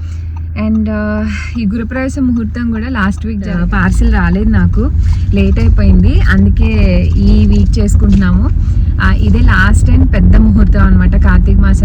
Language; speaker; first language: Telugu; native; Telugu